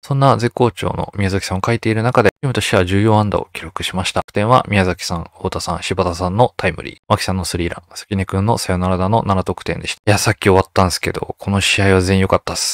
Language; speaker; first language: Japanese; native; Japanese